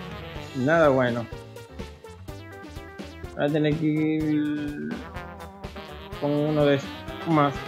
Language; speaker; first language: Spanish; native; Spanish